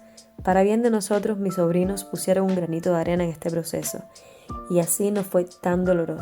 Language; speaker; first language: Spanish; native; Spanish